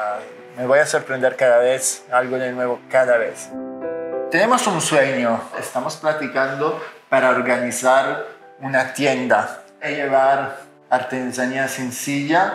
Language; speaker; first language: Spanish; non-native, fluent; Italian